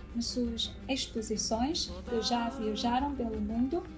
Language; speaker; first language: Portuguese; non-native, fluent; Chinese